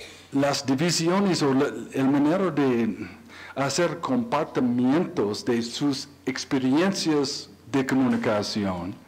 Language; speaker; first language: Spanish; non-native, learner; English